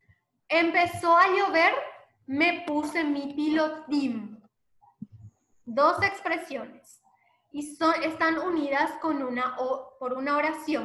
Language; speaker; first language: Spanish; native; Spanish